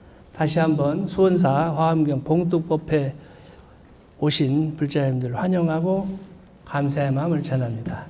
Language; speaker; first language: Korean; native; Korean